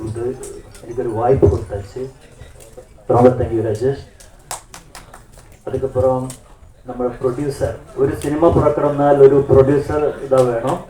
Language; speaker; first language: Tamil; non-native, learner; Malayalam